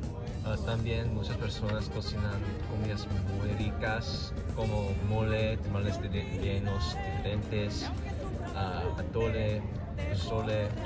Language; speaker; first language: Spanish; non-native, learner; English